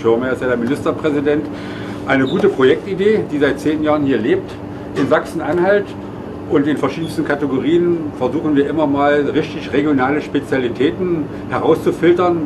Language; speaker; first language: German; native; German